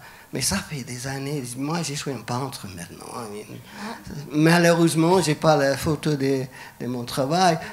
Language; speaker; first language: French; non-native, fluent; English